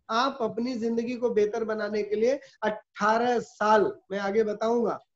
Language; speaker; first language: Hindi; native; Hindi